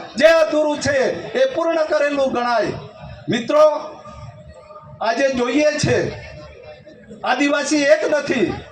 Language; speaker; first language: Gujarati; non-native, local second language; Kukna